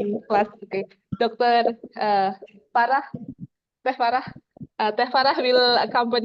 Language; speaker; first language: English; non-native, fluent; Indonesian